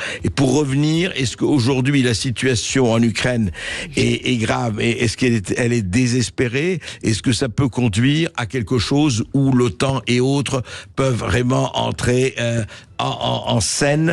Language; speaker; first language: French; native; French